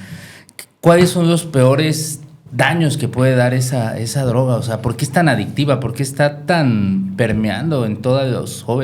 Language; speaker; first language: Spanish; native; Spanish